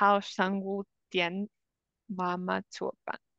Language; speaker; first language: Chinese; non-native, learner; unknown